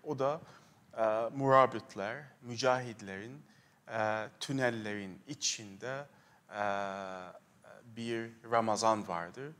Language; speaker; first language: Turkish; non-native, fluent; Arabic